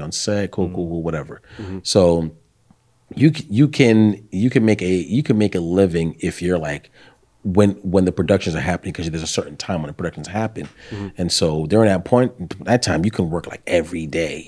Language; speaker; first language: English; native; English